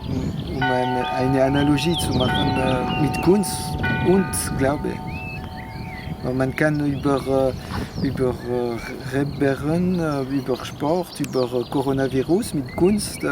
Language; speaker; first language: German; non-native, fluent; French